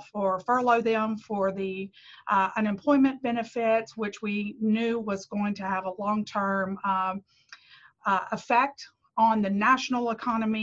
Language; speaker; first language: English; native; English